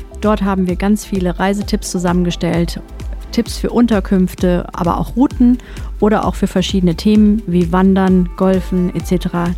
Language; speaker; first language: German; native; German